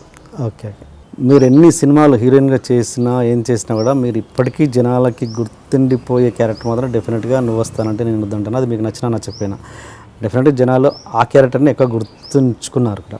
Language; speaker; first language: Telugu; native; Telugu